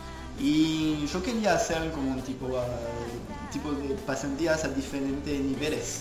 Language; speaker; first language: Spanish; non-native, fluent; French